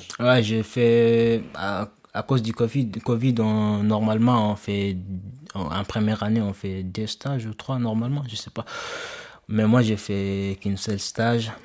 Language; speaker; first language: French; non-native, local second language; Soninke